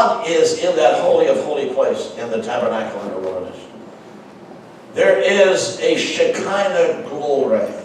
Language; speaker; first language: English; native; English